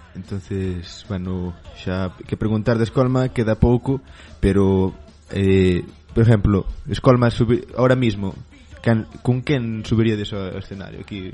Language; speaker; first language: Galician; native; Galician